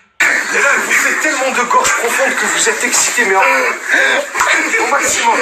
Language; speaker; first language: French; native; French